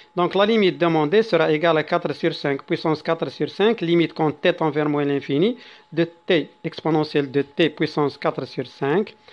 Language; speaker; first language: French; non-native, local second language; Arabic